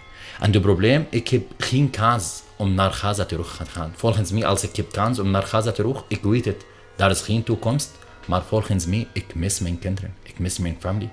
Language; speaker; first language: Dutch; non-native, learner; Arabic